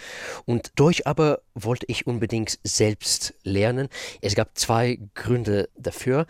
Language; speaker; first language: German; non-native, fluent; Russian